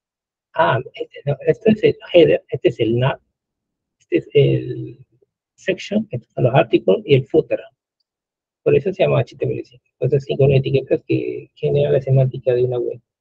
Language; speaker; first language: Spanish; native; Spanish